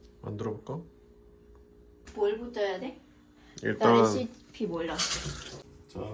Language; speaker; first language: Korean; non-native, fluent; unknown